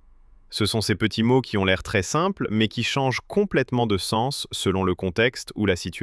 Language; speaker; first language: French; native; French